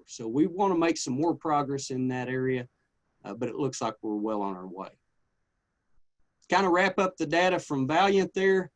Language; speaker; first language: English; native; English